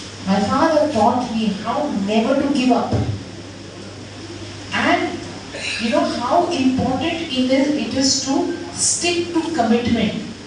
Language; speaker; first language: English; non-native, local second language; Tamil